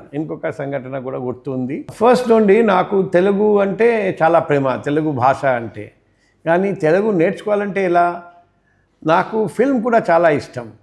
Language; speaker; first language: Telugu; non-native, fluent; Bangla